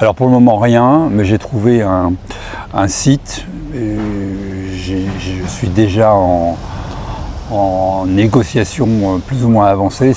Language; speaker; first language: French; native; French